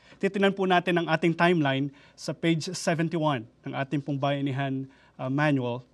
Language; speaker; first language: Filipino; native; Filipino